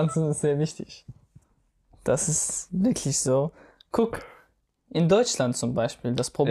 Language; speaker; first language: German; non-native, fluent; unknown